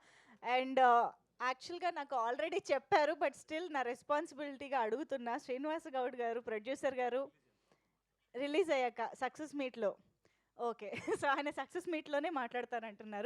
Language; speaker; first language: Telugu; native; Telugu